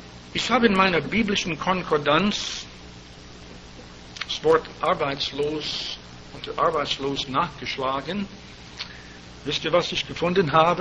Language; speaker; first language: German; native; German